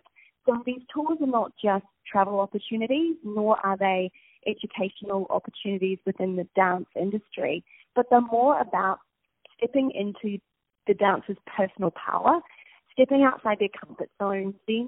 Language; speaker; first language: English; native; English